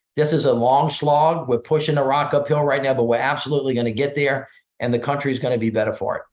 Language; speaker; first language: English; native; English